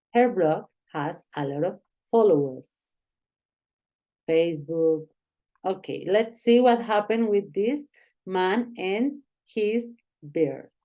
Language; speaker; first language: English; non-native, learner; Spanish